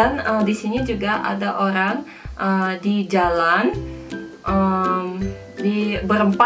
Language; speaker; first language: Indonesian; non-native, fluent; Russian